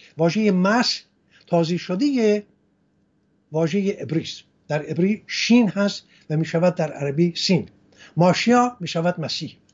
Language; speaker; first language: Persian; non-native, local second language; Assyrian Neo-Aramaic